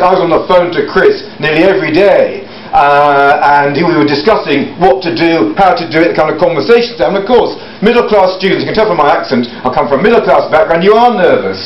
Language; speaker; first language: English; native; English